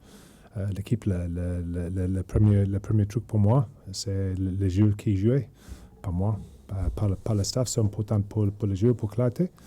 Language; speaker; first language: French; non-native, learner; English